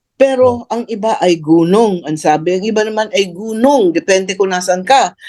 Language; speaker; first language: Filipino; native; Filipino